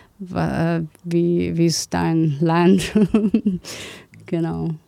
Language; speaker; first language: German; non-native, learner; Chinese